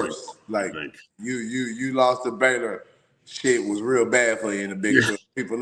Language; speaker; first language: English; native; English